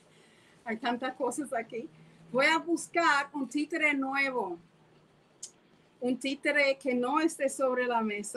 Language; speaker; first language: Spanish; non-native, fluent; English